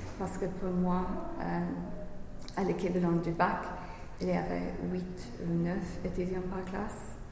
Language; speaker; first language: French; non-native, learner; English